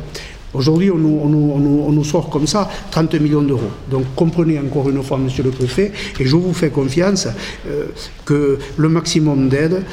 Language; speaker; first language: French; native; French